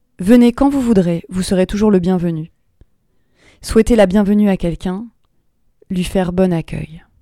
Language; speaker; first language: French; native; French